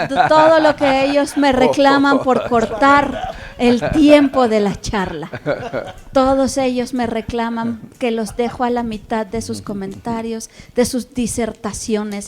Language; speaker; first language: Spanish; native; Spanish